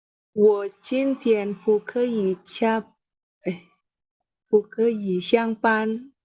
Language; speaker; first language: Chinese; non-native, learner; Indonesian